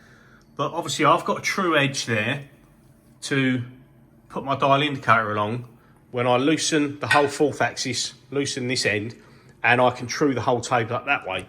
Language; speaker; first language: English; native; English